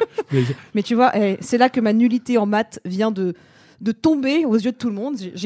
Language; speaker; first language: French; native; French